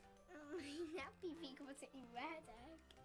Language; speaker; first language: Welsh; non-native, local second language; English